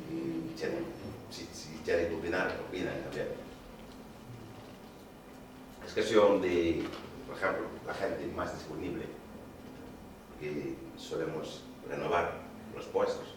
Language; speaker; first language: Spanish; non-native, fluent; Wolof